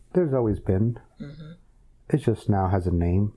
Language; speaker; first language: English; native; English